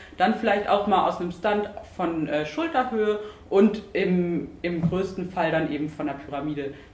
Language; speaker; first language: German; native; German